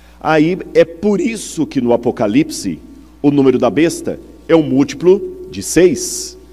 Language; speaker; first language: Portuguese; native; Portuguese